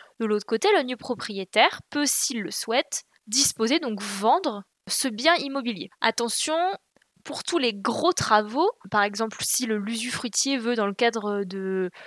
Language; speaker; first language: French; native; French